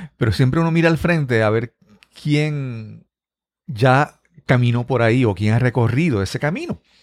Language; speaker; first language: Spanish; native; Spanish